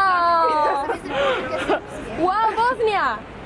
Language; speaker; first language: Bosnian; non-native, fluent; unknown